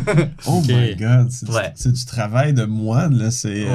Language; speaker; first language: French; native; French